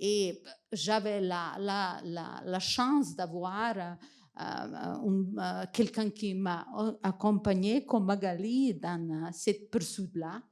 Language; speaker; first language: French; non-native, fluent; Macedonian